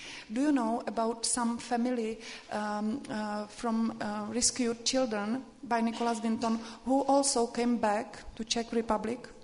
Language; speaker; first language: English; non-native, fluent; Czech